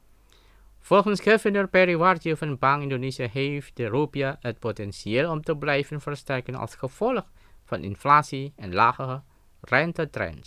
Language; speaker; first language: Dutch; non-native, fluent; Indonesian